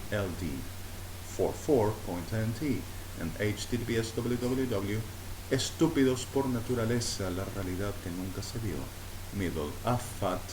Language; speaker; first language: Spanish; native; Spanish